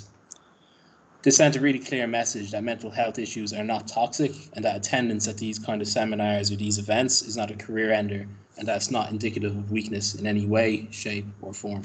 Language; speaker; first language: English; native; English